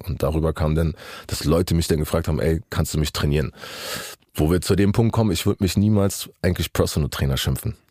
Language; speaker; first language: German; native; German